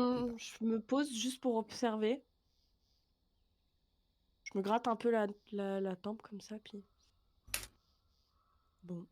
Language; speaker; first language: French; native; French